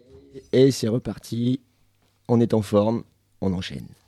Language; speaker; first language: French; native; French